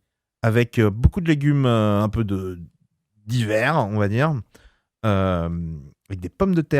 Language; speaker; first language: French; native; French